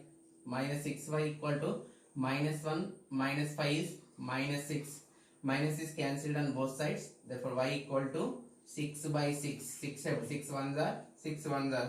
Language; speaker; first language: English; non-native, local second language; Telugu